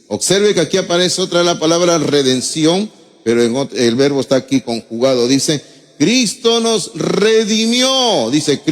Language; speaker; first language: Spanish; native; Spanish